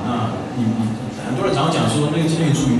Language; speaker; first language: Chinese; native; Chinese